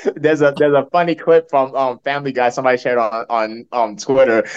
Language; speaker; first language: English; early bilingual, other home language; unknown